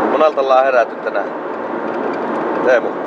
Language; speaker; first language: Finnish; native; Finnish